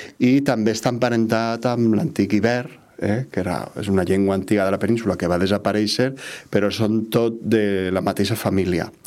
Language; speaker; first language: Catalan; native; Catalan